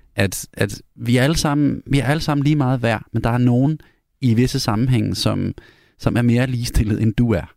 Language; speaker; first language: Danish; native; Danish